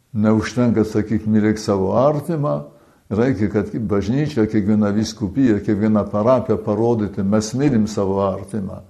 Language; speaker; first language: Lithuanian; early bilingual, heritage; Lithuanian